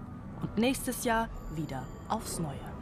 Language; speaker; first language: German; native; German